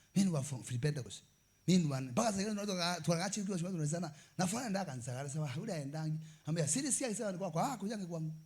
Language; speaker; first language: Swahili; non-native, local second language; Meru